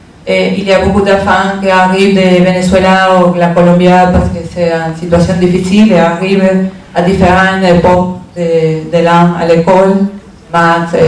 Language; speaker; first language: French; non-native, learner; Spanish